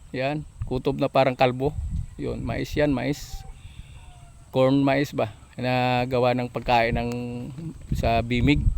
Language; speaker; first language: Filipino; non-native, local second language; Hiligaynon